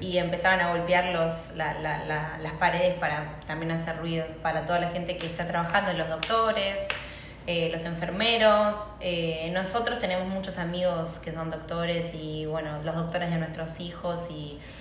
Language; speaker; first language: Spanish; native; Spanish